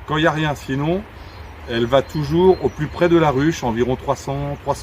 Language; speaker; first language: French; native; French